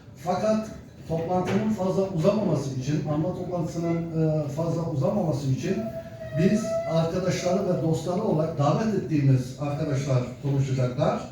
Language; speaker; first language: Turkish; non-native, local second language; Zaza